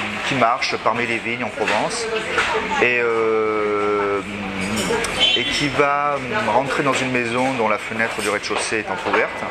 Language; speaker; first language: French; native; French